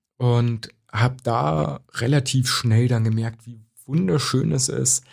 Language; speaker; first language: German; native; German